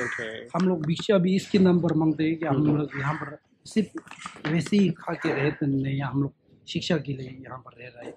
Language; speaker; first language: Hindi; non-native, fluent; Tibetan